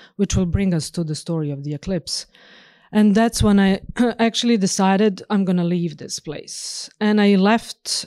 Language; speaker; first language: English; non-native, fluent; Serbian